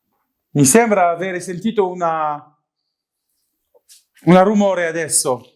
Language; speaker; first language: Italian; non-native, learner; French